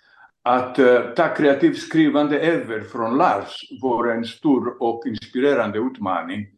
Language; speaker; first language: Swedish; non-native, fluent; Greek